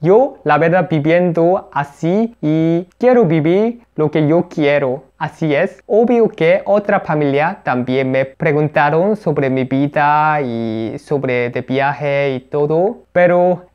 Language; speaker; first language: Spanish; non-native, learner; Korean